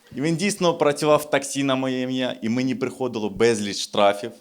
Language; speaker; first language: Ukrainian; non-native, local second language; Russian